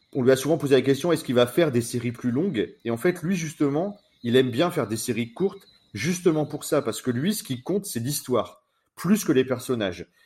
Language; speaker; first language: French; native; French